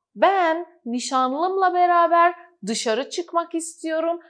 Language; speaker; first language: Turkish; non-native, fluent; Persian